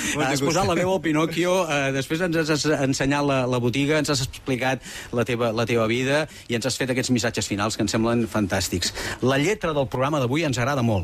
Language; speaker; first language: Catalan; native; Catalan